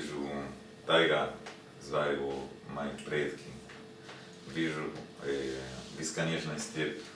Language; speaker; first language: Russian; non-native, learner; Spanish